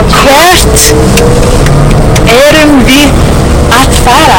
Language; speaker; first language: Icelandic; non-native, learner; English